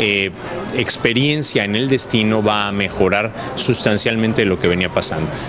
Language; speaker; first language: Spanish; native; Spanish